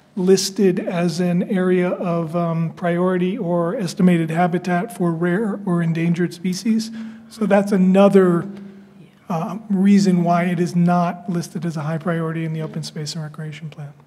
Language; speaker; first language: English; native; English